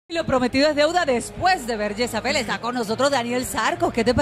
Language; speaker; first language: Spanish; native; Spanish